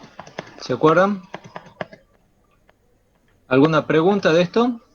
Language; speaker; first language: Spanish; native; Spanish